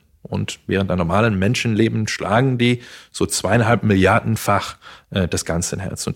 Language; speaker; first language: German; non-native, fluent; Dutch